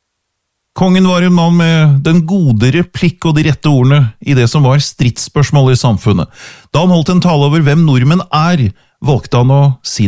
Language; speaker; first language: Norwegian; native; Norwegian